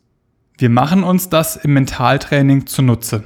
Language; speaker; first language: German; native; German